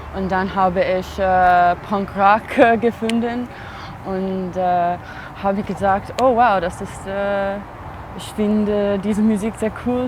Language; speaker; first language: German; non-native, learner; English